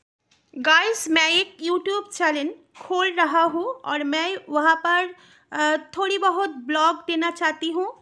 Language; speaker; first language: Hindi; non-native, local second language; Bangla